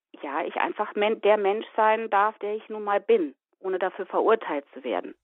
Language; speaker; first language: German; native; German